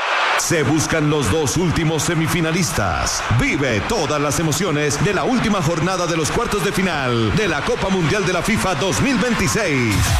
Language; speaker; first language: Spanish; native; Spanish